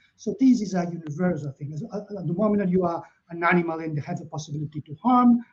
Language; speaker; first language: English; non-native, fluent; Catalan